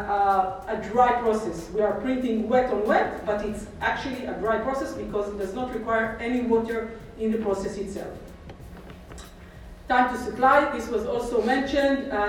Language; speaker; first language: English; non-native, fluent; Hebrew